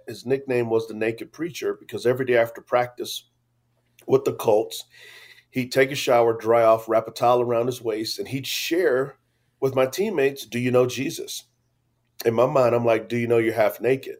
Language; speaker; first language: English; native; English